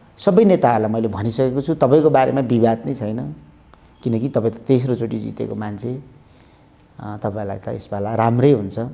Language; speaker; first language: Nepali; native; Nepali